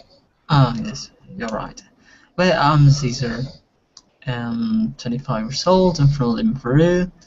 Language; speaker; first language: English; non-native, fluent; Spanish